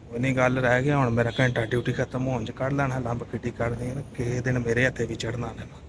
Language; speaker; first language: Urdu; non-native, local second language; Punjabi